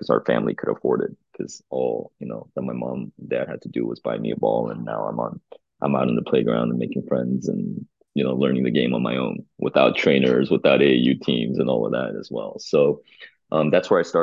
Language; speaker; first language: English; early bilingual, other home language; Korean